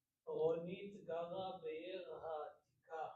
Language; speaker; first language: Hebrew; non-native, learner; English